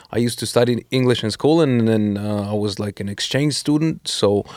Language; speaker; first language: English; non-native, fluent; Russian